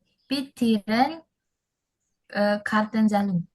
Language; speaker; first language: German; non-native, learner; Indonesian